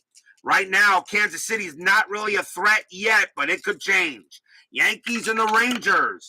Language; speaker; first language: English; native; English